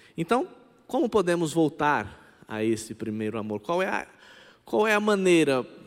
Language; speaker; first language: Portuguese; non-native, local second language; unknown